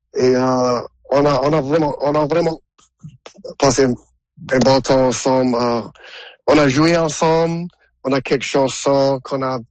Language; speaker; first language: French; non-native, local second language; English